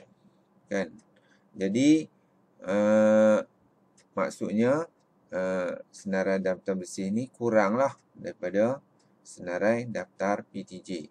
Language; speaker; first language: Malay; native; Malay